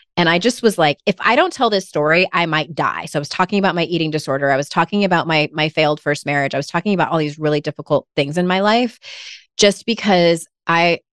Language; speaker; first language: English; native; English